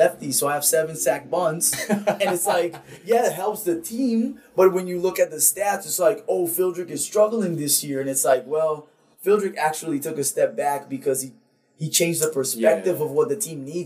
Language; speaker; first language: English; non-native, fluent; Papiamento